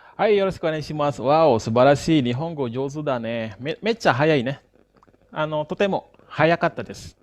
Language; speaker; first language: Japanese; non-native, fluent; Indonesian